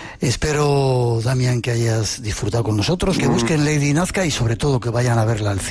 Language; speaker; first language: Spanish; native; Spanish